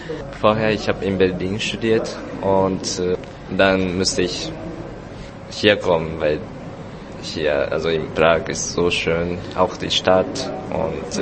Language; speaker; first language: German; non-native, learner; Japanese